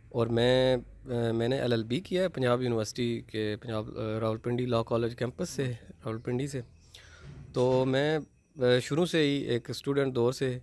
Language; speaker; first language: Urdu; non-native, local second language; Pahari-Potwari